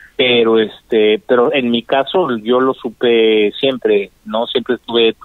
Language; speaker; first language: Spanish; native; Spanish